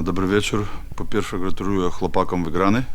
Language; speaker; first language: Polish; non-native, learner; Ukrainian